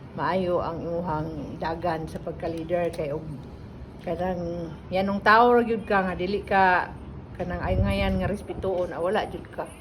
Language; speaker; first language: Cebuano; non-native, local second language; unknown